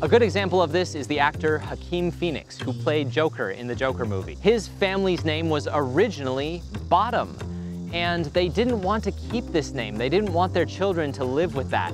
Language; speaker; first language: English; native; English